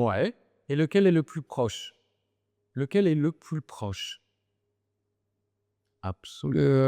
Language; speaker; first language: French; native; French